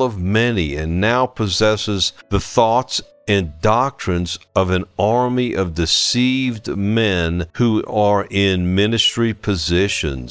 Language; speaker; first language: English; native; English